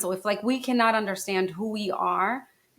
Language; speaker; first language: English; native; English